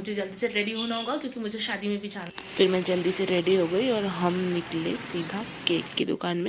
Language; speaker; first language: Hindi; native; Hindi